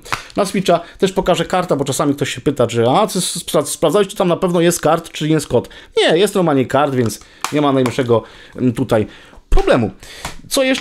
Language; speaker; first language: Polish; native; Polish